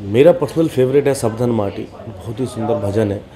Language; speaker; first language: Hindi; native; Hindi